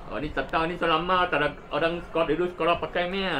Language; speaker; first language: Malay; non-native, local second language; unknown